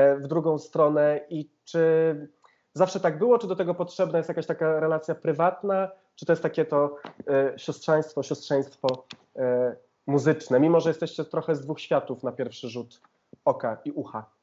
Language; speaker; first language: Polish; native; Polish